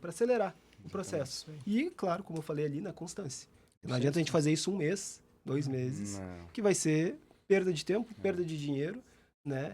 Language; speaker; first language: Portuguese; native; Portuguese